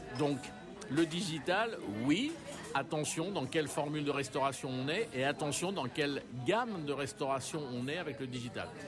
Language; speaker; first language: French; native; French